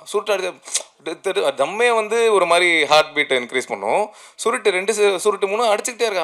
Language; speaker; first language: Tamil; native; Tamil